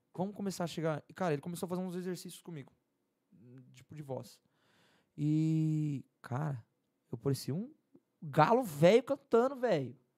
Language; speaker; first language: Portuguese; native; Portuguese